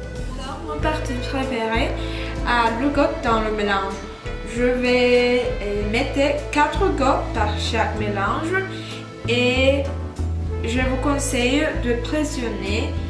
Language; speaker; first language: French; non-native, learner; Spanish